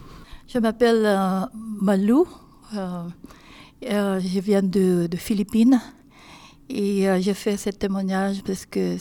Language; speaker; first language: French; non-native, learner; Filipino